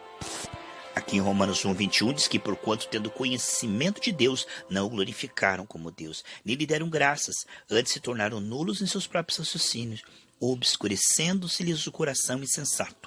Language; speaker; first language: Portuguese; native; Portuguese